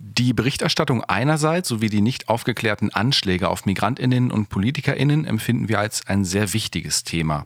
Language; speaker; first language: German; native; German